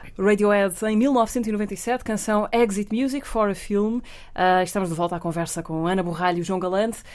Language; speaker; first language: Portuguese; native; Portuguese